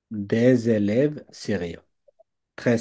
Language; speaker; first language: French; non-native, fluent; Bangla